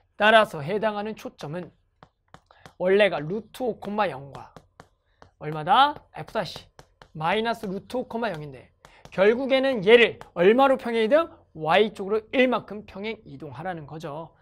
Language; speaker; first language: Korean; native; Korean